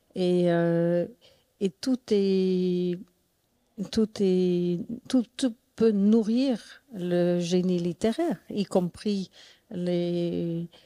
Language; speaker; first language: French; non-native, fluent; English